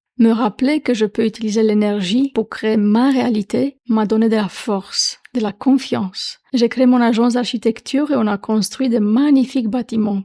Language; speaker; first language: French; non-native, fluent; Romanian